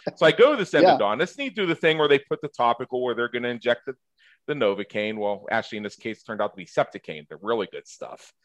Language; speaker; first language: English; native; English